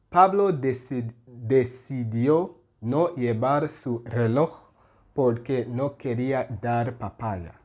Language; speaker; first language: Spanish; non-native, fluent; English